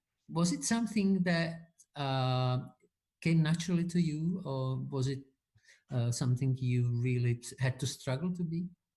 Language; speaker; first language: English; non-native, fluent; Czech